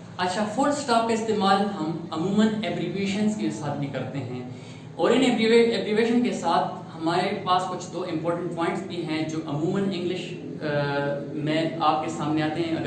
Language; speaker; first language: Urdu; native; Urdu